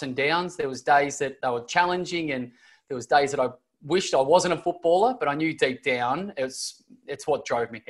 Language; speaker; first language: English; native; English